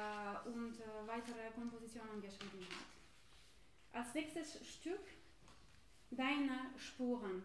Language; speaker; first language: German; non-native, fluent; Armenian